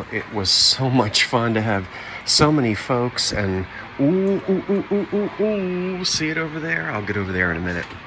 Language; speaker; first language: English; native; English